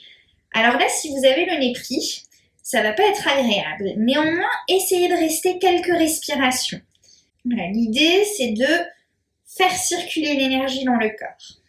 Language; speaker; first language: French; native; French